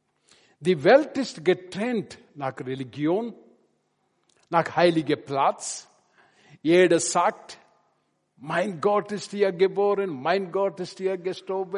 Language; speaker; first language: German; non-native, learner; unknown